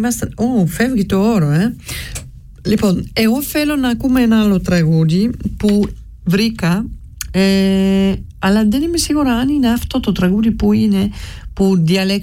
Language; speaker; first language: Greek; early bilingual, heritage; Greek